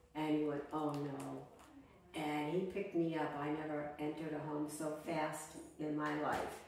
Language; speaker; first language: English; native; English